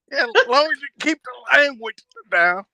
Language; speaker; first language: English; native; English